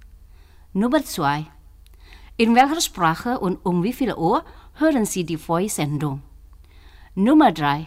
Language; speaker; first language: German; non-native, fluent; Indonesian